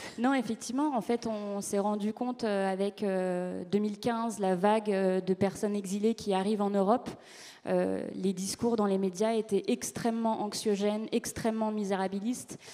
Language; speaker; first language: French; native; French